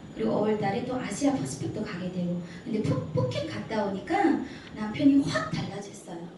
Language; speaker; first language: Korean; early bilingual, heritage; Korean